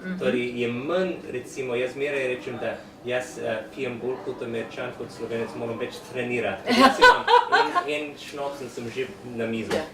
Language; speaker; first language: Slovenian; non-native, learner; English